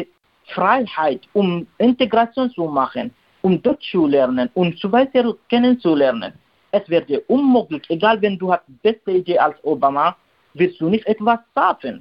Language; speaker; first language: German; non-native, learner; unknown